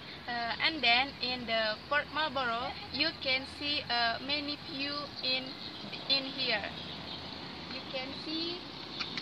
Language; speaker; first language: English; non-native, learner; Indonesian